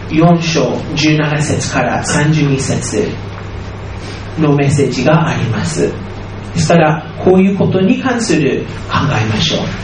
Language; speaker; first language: Japanese; non-native, fluent; English